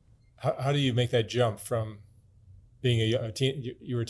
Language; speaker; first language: English; native; English